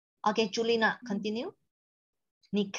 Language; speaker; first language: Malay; non-native, local second language; Chinese